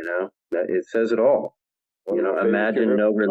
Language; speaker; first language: English; native; English